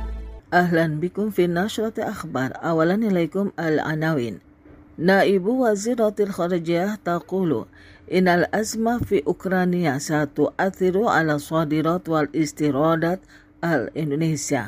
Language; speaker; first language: Arabic; non-native, fluent; Indonesian